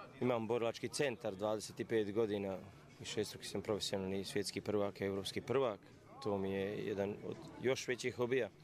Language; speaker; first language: Serbian; native; Serbian